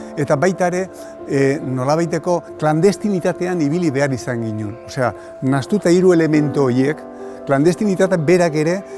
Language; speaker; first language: Basque; early bilingual, other home language; Spanish